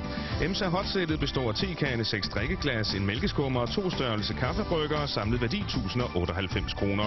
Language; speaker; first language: Danish; native; Danish